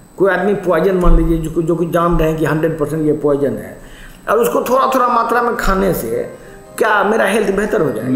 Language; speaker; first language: Hindi; native; Hindi